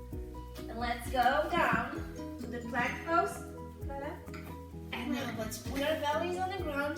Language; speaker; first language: English; non-native, fluent; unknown